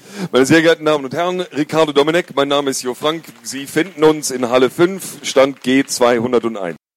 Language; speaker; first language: German; native; German